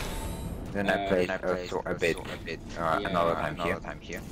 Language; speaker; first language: English; non-native, learner; German